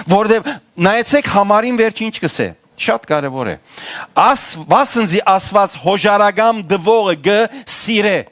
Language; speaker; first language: Armenian; early bilingual, heritage; Armenian